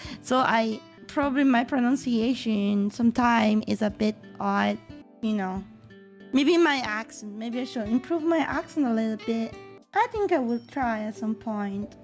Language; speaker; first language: English; non-native, fluent; Italian